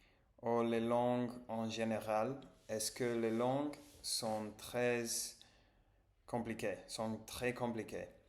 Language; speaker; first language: French; non-native, learner; English